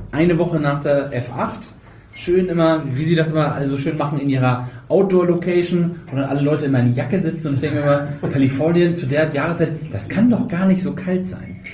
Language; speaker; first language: German; native; German